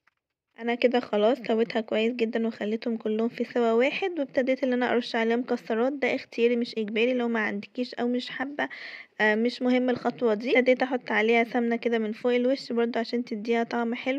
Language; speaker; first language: Arabic; native; Arabic